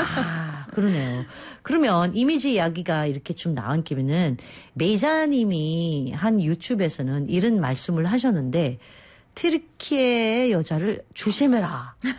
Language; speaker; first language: Korean; native; Korean